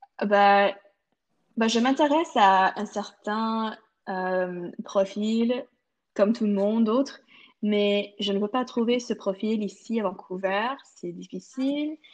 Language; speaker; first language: French; non-native, local second language; English